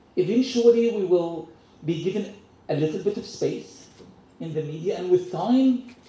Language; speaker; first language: English; non-native, fluent; Arabic